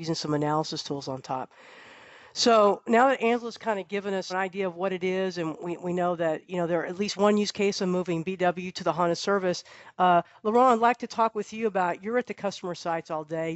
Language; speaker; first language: English; native; English